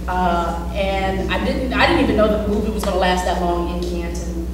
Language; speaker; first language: English; native; English